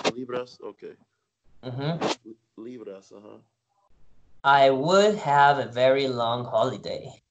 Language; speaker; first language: English; non-native, fluent; Spanish